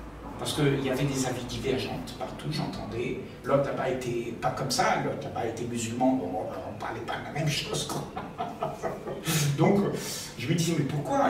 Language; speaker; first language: French; native; French